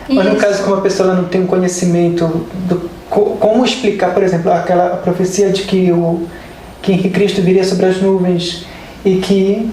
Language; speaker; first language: Portuguese; native; Portuguese